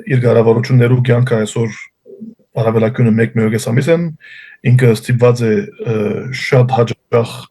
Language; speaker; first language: Armenian; early bilingual, heritage; Armenian